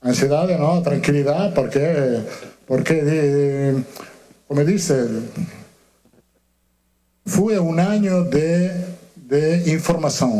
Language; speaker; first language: Portuguese; non-native, learner; Italian